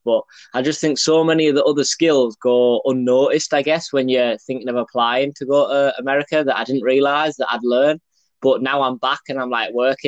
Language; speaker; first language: English; native; English